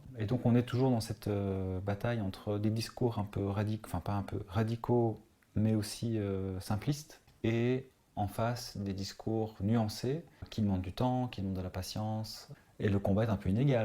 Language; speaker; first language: French; native; French